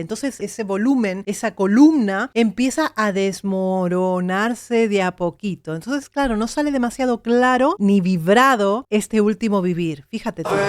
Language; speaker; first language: Spanish; native; Spanish